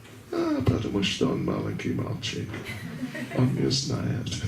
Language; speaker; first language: Russian; non-native, learner; English